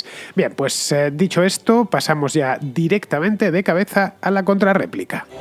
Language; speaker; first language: Spanish; native; Spanish